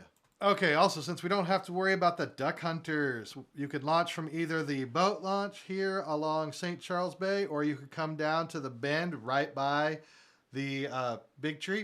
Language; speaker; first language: English; native; English